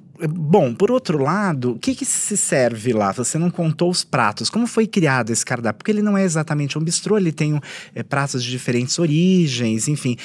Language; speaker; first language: Portuguese; native; Portuguese